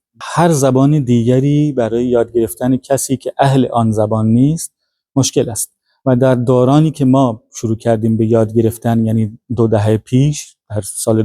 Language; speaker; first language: Persian; non-native, fluent; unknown